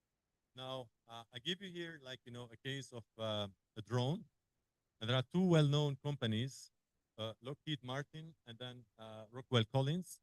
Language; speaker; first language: English; non-native, fluent; Arabic